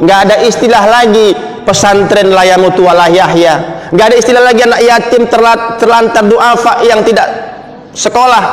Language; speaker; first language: Indonesian; native; Indonesian